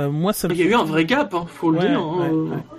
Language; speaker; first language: French; native; French